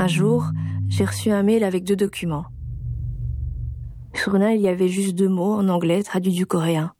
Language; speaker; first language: French; native; French